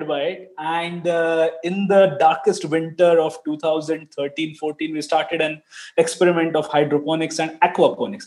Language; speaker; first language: English; non-native, local second language; Marathi